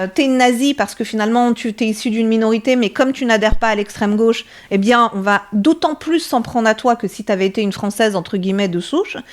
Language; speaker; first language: French; early bilingual, other home language; Persian